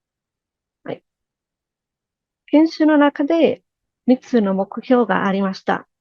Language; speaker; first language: Japanese; non-native, learner; Spanish